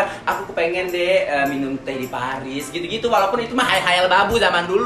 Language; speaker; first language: Indonesian; native; Indonesian